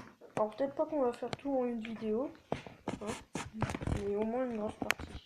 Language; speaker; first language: French; native; French